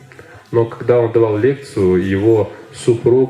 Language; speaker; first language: Russian; native; Russian